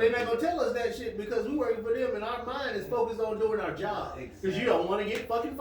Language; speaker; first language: English; native; English